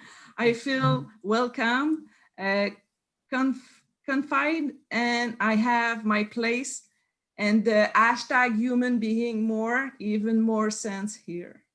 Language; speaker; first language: English; non-native, learner; French